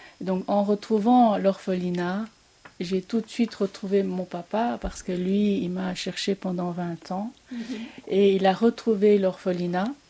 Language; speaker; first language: French; early bilingual, other home language; Korean